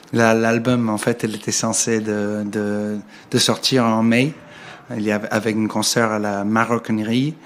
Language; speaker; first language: French; non-native, fluent; English